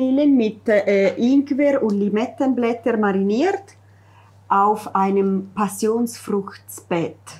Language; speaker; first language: German; non-native, fluent; Italian